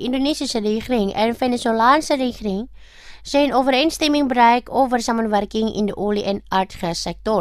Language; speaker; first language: Dutch; non-native, learner; Indonesian